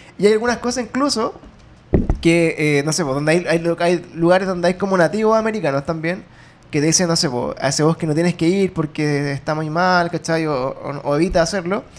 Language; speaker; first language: Spanish; native; Spanish